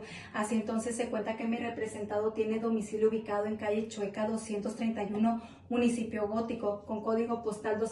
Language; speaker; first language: Spanish; native; Spanish